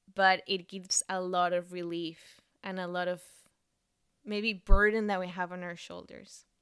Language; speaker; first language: English; non-native, fluent; Spanish